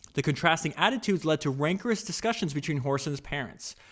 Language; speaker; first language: English; native; English